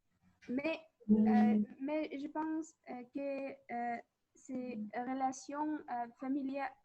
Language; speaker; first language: French; non-native, learner; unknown